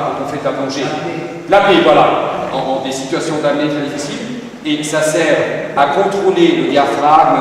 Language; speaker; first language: French; non-native, fluent; Spanish